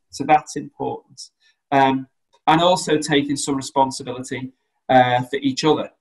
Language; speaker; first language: English; native; English